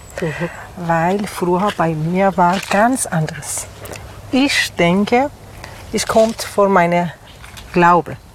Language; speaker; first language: German; non-native, learner; Persian